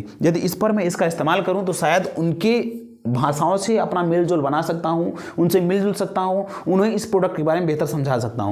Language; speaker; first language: Hindi; native; Hindi